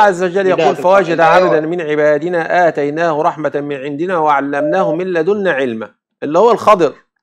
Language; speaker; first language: Arabic; native; Arabic